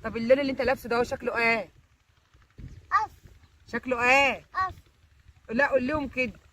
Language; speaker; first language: Arabic; native; Arabic